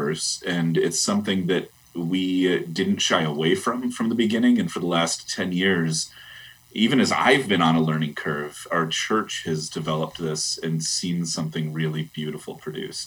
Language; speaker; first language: English; native; English